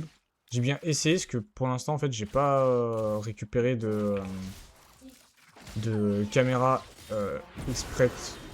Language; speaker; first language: French; native; French